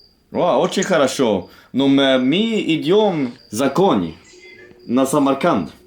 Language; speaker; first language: Russian; non-native, learner; Swedish